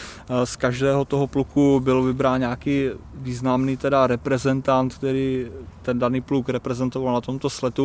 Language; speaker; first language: Czech; native; Czech